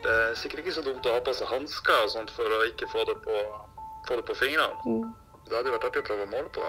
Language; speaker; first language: Norwegian; native; Norwegian